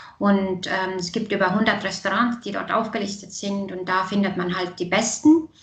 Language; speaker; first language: German; non-native, fluent; Estonian